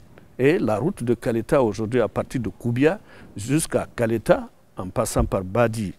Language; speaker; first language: French; non-native, local second language; Susu